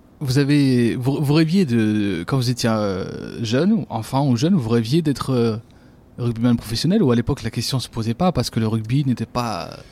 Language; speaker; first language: French; native; French